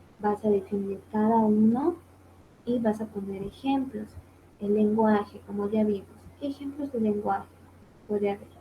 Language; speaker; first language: Spanish; native; Spanish